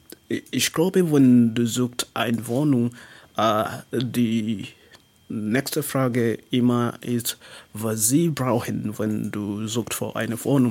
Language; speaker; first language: German; non-native, learner; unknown